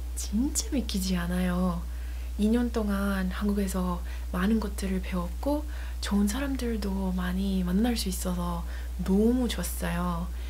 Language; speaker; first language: Korean; non-native, learner; English